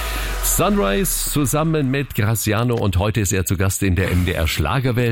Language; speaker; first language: German; native; German